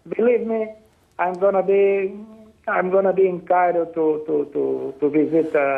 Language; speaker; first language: English; non-native, fluent; Portuguese